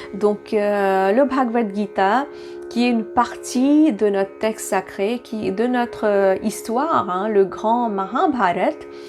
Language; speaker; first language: French; non-native, local second language; Bhojpuri